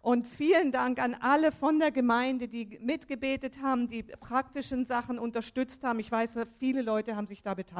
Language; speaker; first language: German; native; German